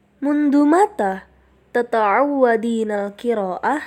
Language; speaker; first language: Arabic; non-native, learner; Indonesian